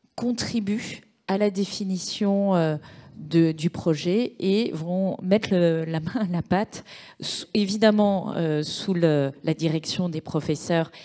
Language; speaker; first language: French; native; French